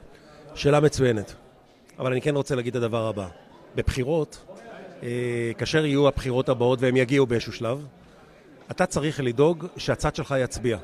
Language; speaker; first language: Hebrew; native; Hebrew